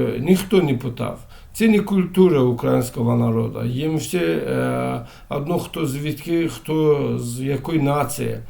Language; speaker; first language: Ukrainian; non-native, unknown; Azerbaijani